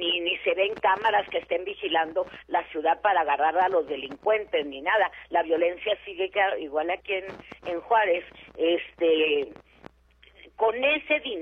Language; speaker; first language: Spanish; native; Spanish